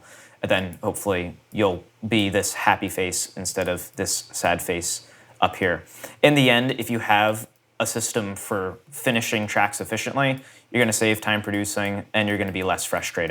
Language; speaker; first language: English; native; English